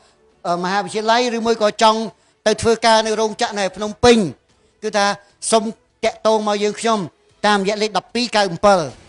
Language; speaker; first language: Khmer; native; Khmer